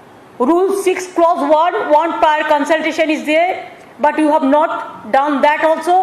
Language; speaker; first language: English; non-native, local second language; Bangla